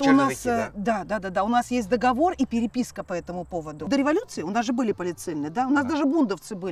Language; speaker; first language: Russian; native; Russian